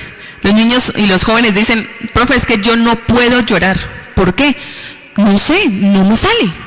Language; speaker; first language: Spanish; native; Spanish